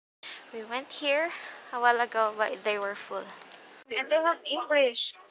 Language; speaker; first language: English; non-native, local second language; Filipino